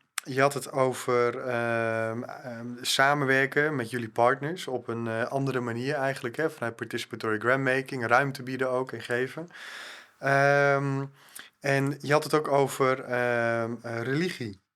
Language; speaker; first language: Dutch; native; Dutch